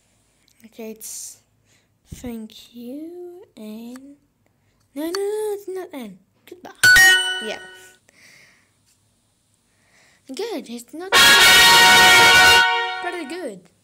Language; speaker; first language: English; non-native, fluent; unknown